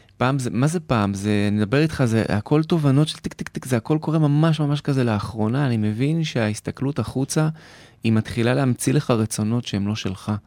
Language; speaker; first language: Hebrew; native; Hebrew